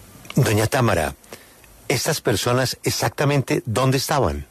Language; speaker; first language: Spanish; native; Spanish